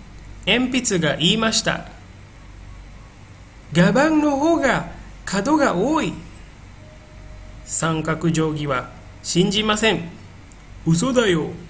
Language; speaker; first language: Japanese; non-native, fluent; Indonesian